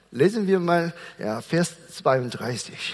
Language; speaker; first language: German; non-native, fluent; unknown